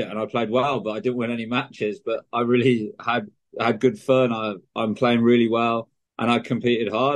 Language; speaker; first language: English; native; English